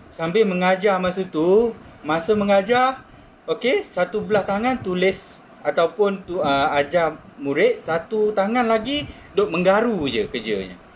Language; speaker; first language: Malay; non-native, local second language; Chinese